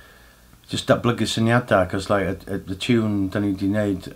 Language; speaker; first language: Welsh; native; Welsh